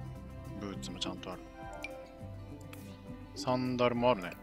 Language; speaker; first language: Japanese; native; Japanese